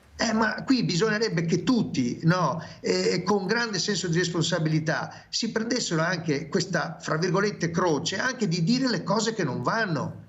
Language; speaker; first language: Italian; native; Italian